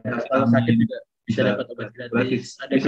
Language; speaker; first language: Indonesian; native; Indonesian